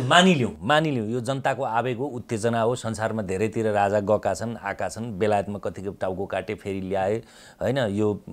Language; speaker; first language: Nepali; native; Nepali